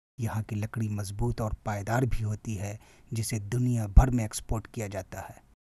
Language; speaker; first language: Urdu; native; Urdu